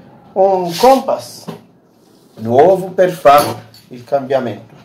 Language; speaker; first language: Italian; non-native, learner; Portuguese